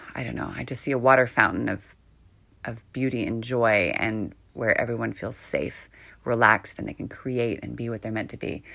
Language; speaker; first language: English; native; English